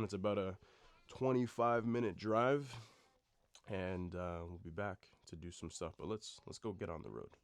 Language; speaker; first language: English; native; English